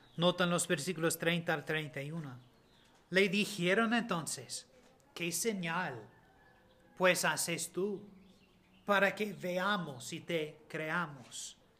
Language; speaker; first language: Spanish; non-native, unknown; English